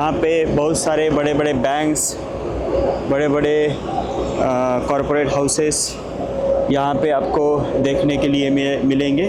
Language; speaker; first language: Hindi; non-native, local second language; Marathi